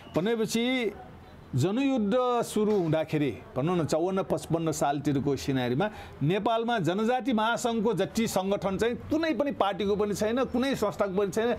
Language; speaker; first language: Nepali; non-native, local second language; Newari